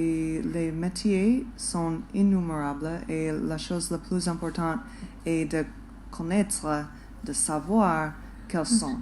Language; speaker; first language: French; non-native, fluent; English